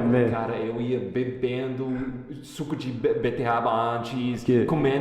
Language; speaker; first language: Portuguese; non-native, fluent; English